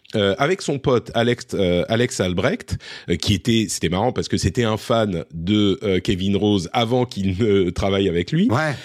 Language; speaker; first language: French; native; French